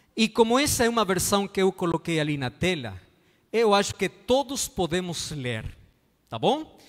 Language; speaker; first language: Portuguese; non-native, fluent; Spanish